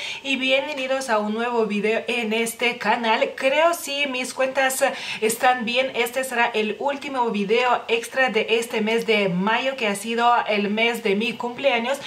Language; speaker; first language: Spanish; non-native, fluent; Lithuanian